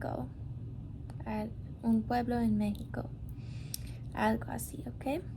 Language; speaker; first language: Spanish; non-native, learner; English